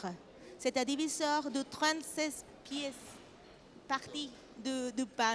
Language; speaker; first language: French; non-native, learner; Spanish